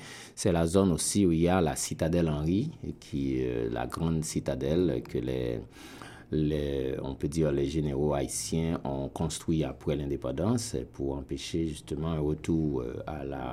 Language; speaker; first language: French; non-native, local second language; Haitian Creole